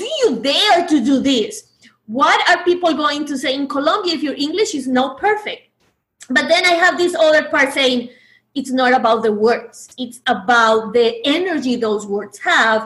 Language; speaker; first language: English; non-native, fluent; Spanish